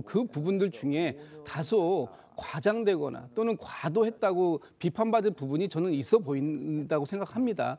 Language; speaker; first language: Korean; native; Korean